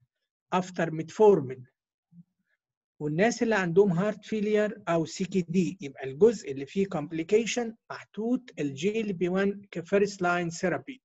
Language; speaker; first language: Arabic; native; Arabic